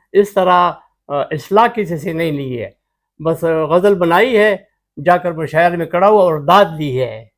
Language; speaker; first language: Urdu; non-native, local second language; Pashto